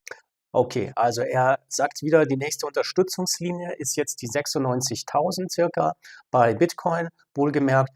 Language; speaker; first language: German; native; German